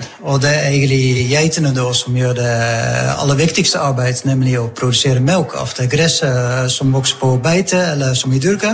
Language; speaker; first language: Norwegian; non-native, fluent; Dutch